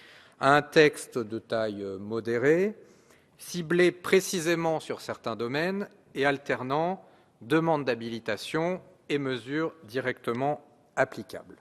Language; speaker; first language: French; native; French